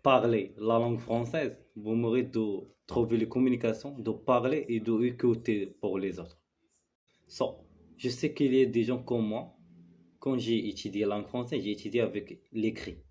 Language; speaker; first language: French; non-native, learner; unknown